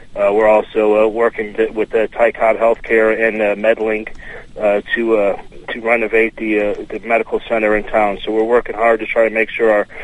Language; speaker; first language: English; native; English